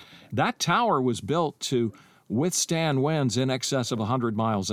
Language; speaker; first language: English; native; English